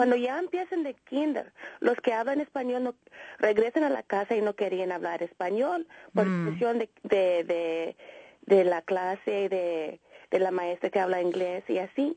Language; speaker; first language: Spanish; early bilingual, heritage; Spanish